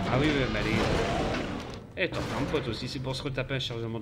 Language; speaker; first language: French; native; French